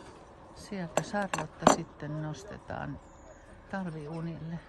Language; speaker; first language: Finnish; native; Finnish